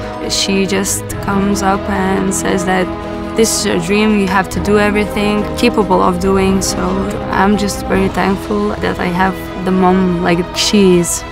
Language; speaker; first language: English; non-native, fluent; Lithuanian